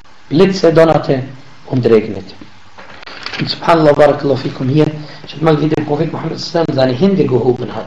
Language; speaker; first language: German; non-native, learner; Arabic